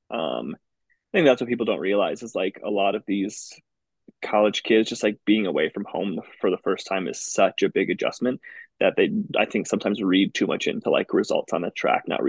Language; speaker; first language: English; native; English